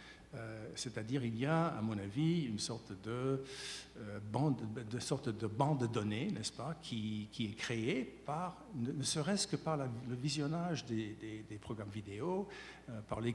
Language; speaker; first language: French; native; French